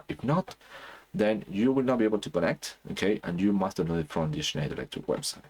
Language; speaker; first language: English; non-native, fluent; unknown